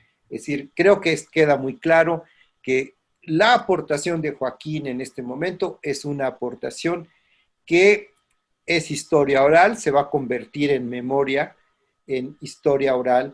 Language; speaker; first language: Spanish; native; Spanish